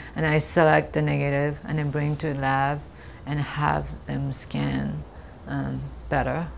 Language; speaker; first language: English; non-native, fluent; Japanese